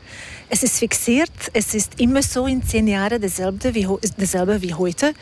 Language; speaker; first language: German; non-native, fluent; Hungarian